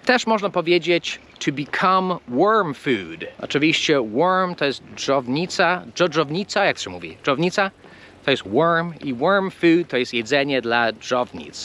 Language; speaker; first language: Polish; non-native, fluent; English